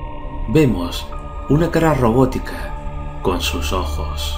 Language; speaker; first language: Spanish; native; Spanish